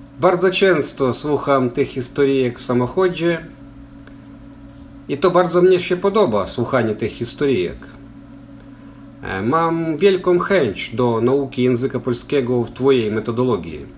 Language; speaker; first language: Polish; non-native, learner; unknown